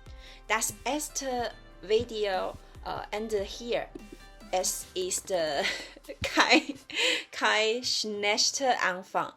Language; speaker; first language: German; non-native, learner; Chinese